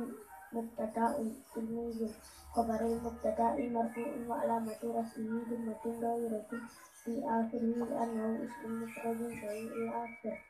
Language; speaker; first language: Arabic; non-native, learner; Javanese